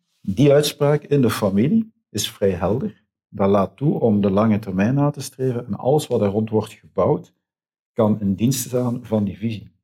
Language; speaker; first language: Dutch; native; Dutch